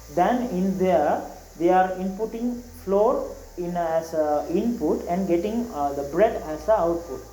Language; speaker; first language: English; non-native, local second language; Tamil